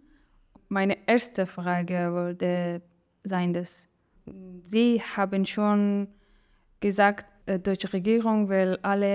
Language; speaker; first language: German; non-native, learner; Persian